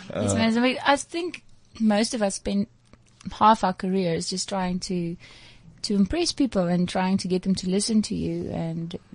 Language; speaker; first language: English; non-native, local second language; Afrikaans